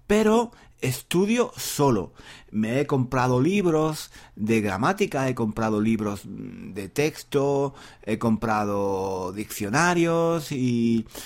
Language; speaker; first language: Spanish; native; Spanish